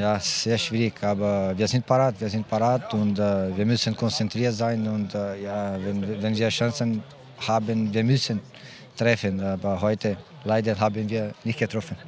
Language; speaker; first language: German; non-native, learner; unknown